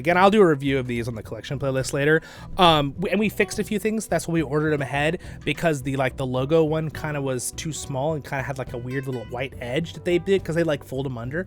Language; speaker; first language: English; native; English